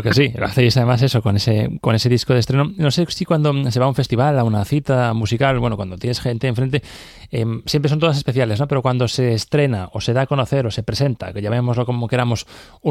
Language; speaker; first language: Spanish; native; Spanish